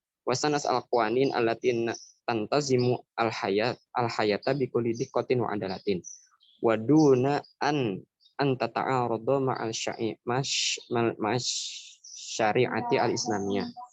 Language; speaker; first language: Arabic; non-native, learner; Indonesian